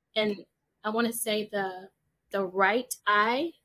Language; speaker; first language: English; native; English